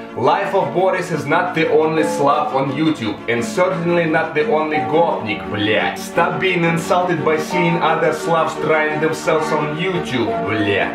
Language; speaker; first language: English; non-native, fluent; Russian